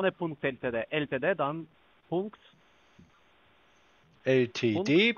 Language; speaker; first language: German; non-native, learner; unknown